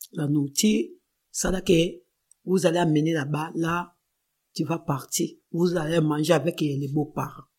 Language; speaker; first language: French; non-native, local second language; Kongo